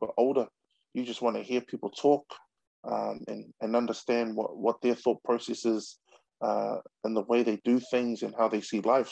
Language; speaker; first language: English; native; English